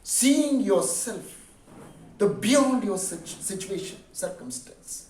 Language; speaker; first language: English; non-native, local second language; Kannada